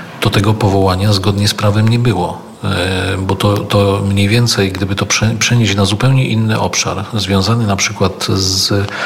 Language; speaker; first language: Polish; native; Polish